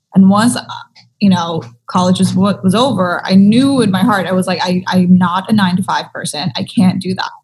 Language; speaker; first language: English; early bilingual, other home language; Thai